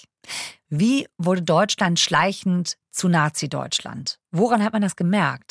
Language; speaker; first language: German; native; German